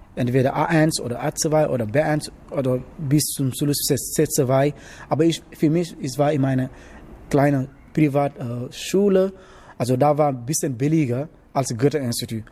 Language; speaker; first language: German; non-native, learner; Wolof